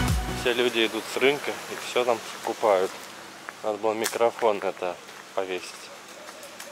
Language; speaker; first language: Russian; native; Russian